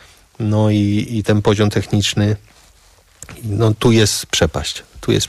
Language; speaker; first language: Polish; early bilingual, heritage; Polish